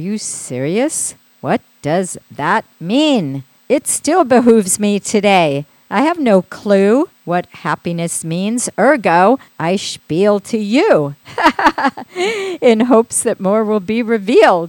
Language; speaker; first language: English; native; English